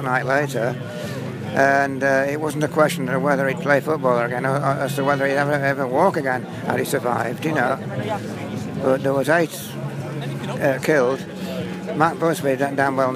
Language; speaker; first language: English; native; English